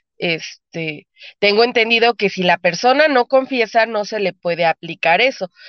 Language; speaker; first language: Spanish; native; Spanish